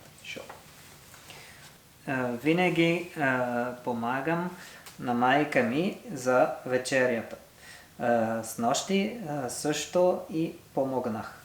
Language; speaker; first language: Bulgarian; non-native, learner; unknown